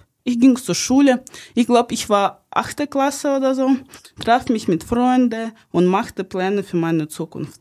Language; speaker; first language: German; non-native, fluent; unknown